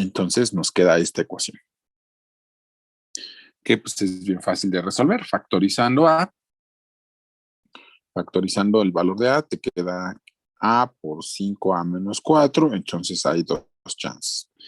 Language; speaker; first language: Spanish; native; Spanish